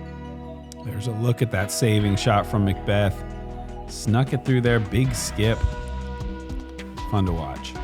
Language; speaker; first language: English; native; English